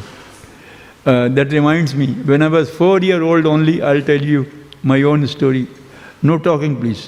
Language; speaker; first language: English; non-native, local second language; Hindi